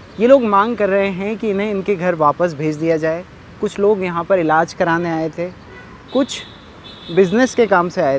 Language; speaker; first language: Hindi; native; Hindi